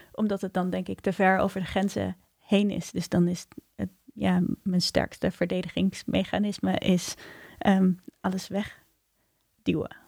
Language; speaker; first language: Dutch; native; Dutch